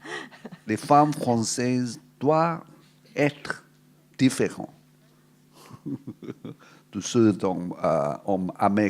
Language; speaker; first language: French; non-native, fluent; Cantonese